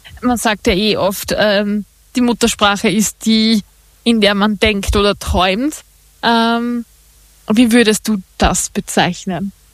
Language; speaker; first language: German; native; German